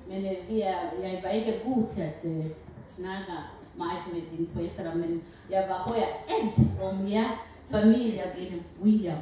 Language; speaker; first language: Danish; non-native, learner; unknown